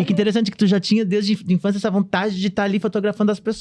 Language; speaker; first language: Portuguese; native; Portuguese